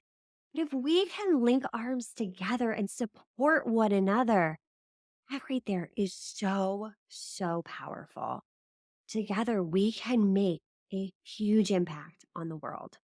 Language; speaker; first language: English; native; English